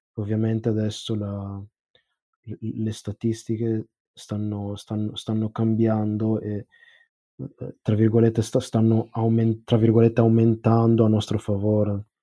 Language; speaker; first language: Italian; early bilingual, other home language; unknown